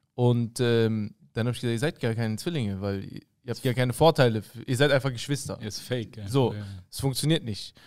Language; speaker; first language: German; early bilingual, other home language; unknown